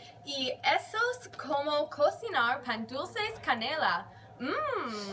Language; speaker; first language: Spanish; non-native, learner; English